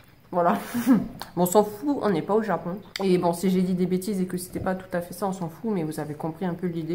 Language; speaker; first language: French; native; French